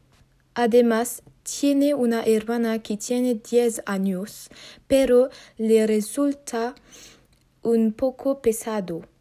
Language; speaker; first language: Spanish; non-native, learner; French